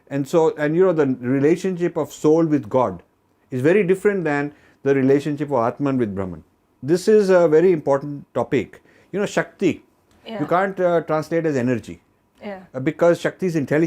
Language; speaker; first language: English; non-native, local second language; Hindi